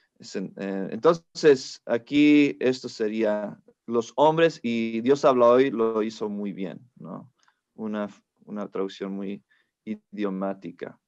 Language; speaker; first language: Spanish; non-native, fluent; English